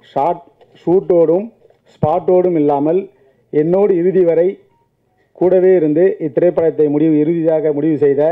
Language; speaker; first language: Tamil; native; Tamil